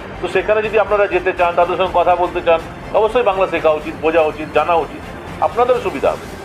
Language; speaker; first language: Bangla; non-native, local second language; Hindi